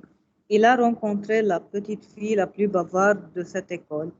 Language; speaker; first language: French; non-native, learner; Arabic